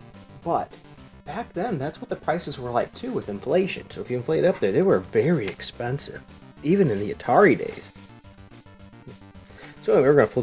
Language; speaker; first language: English; native; English